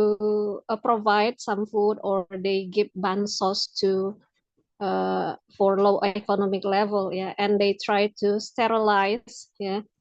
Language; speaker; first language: English; non-native, local second language; Indonesian